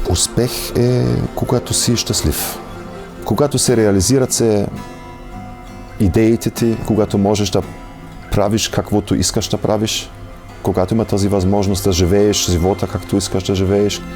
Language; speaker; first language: Bulgarian; non-native, fluent; German